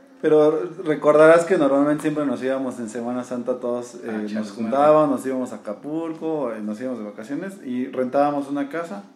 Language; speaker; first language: Spanish; native; Spanish